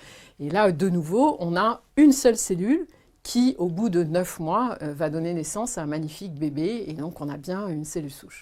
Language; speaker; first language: French; native; French